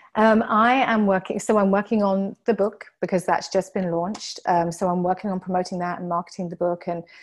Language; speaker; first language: English; native; English